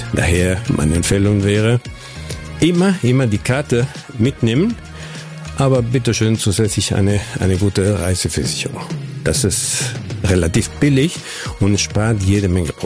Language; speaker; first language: German; non-native, fluent; Spanish